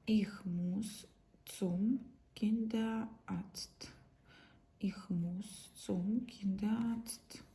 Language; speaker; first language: German; non-native, learner; Ukrainian